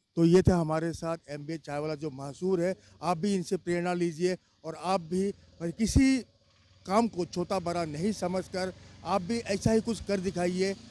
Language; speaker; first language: Hindi; non-native, local second language; Assamese